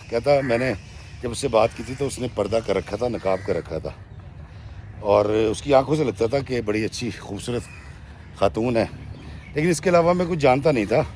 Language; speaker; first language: Urdu; non-native, local second language; Punjabi